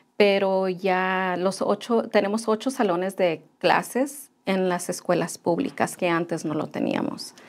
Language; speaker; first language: Spanish; early bilingual, heritage; Spanish